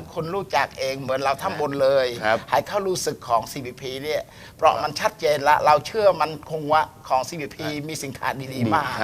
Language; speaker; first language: Thai; non-native, fluent; Khmer